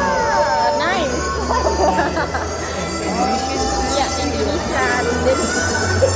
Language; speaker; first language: English; non-native, learner; Indonesian